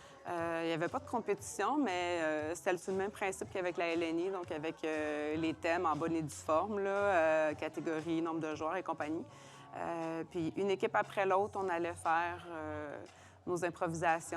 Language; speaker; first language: French; native; French